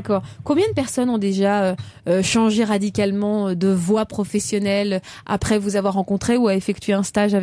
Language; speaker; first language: French; native; French